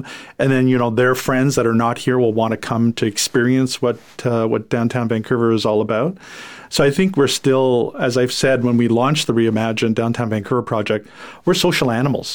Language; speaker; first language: English; non-native, fluent; French